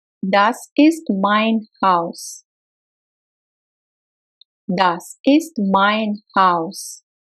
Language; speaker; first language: German; non-native, fluent; Russian